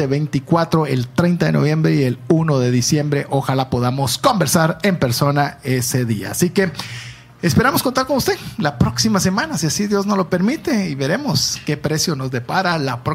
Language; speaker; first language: Spanish; native; Spanish